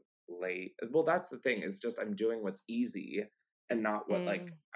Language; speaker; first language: English; native; English